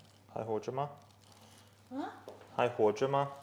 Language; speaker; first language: Chinese; non-native, learner; English